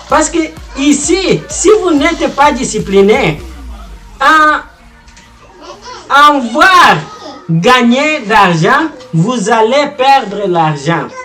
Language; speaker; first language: French; non-native, fluent; Portuguese